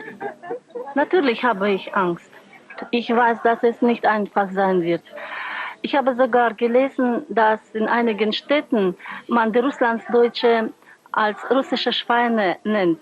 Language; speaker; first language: German; early bilingual, heritage; German